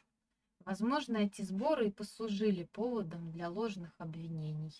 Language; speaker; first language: Russian; native; Russian